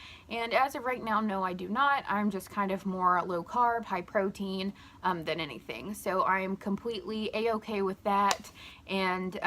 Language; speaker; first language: English; native; English